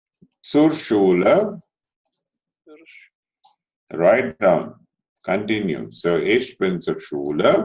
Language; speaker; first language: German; non-native, fluent; Telugu